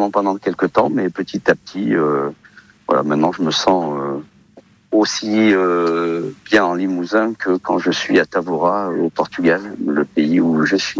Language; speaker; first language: French; early bilingual, other home language; Portuguese